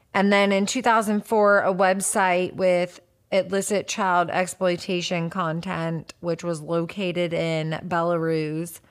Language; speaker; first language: English; native; English